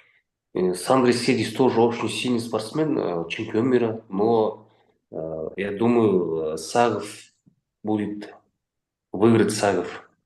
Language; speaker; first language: Russian; non-native, local second language; Kazakh